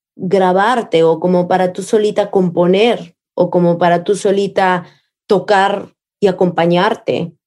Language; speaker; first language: Spanish; native; Spanish